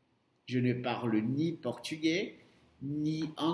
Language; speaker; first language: French; non-native, fluent; Portuguese